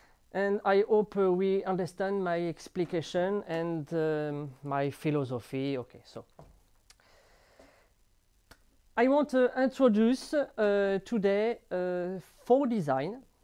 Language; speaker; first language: English; non-native, learner; French